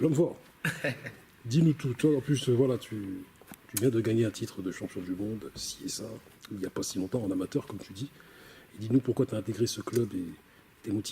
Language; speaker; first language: French; native; French